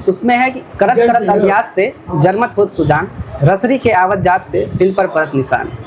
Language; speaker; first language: Hindi; native; Hindi